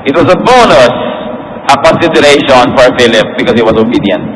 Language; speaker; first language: English; non-native, local second language; Filipino